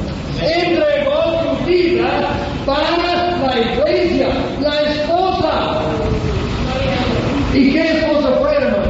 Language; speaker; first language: Spanish; non-native, fluent; English